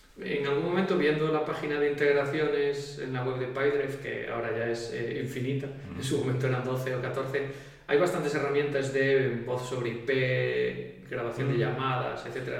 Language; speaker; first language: Spanish; native; Spanish